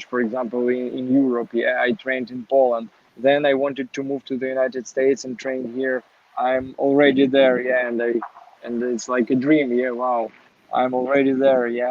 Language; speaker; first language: English; non-native, learner; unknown